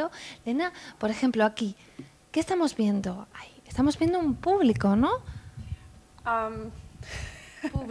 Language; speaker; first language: Spanish; native; Spanish